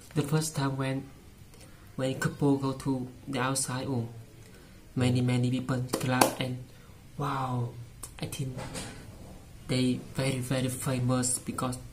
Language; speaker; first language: English; non-native, learner; Vietnamese